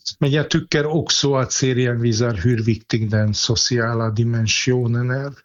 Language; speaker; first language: Swedish; non-native, fluent; Hungarian